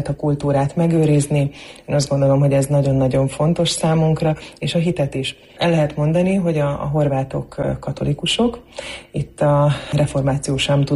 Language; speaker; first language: Hungarian; non-native, local second language; Croatian